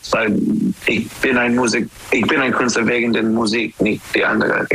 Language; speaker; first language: German; non-native, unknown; English